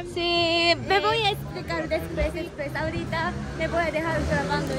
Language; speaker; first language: Spanish; non-native, learner; Japanese